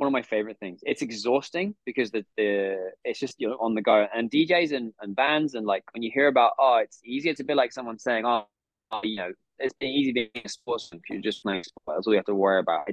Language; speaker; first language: English; native; English